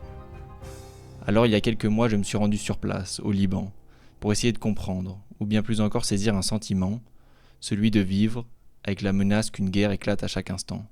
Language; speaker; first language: French; native; French